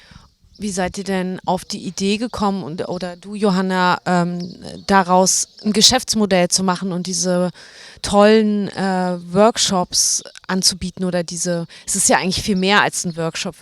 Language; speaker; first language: German; native; German